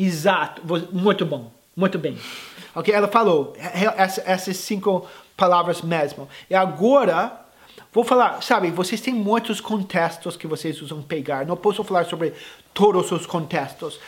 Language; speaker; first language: Portuguese; non-native, fluent; English